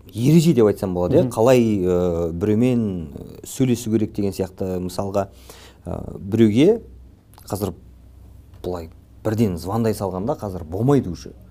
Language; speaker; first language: Kazakh; native; Kazakh